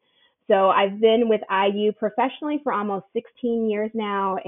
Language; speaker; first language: English; native; English